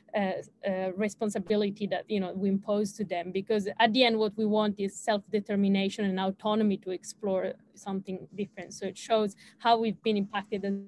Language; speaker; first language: English; non-native, fluent; Italian